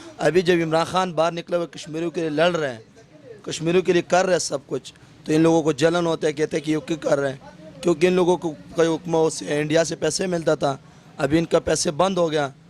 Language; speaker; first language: Urdu; non-native, local second language; Pashto